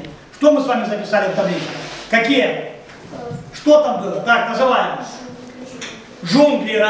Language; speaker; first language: Russian; native; Russian